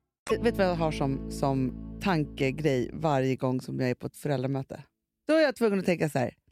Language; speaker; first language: Swedish; native; Swedish